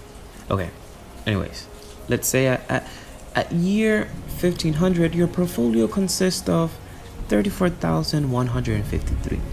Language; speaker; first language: English; native; English